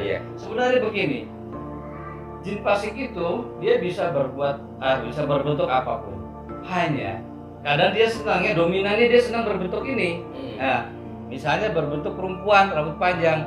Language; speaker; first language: Indonesian; native; Indonesian